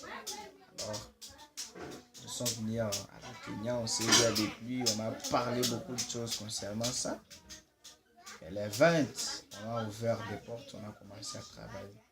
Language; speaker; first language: French; non-native, local second language; Swahili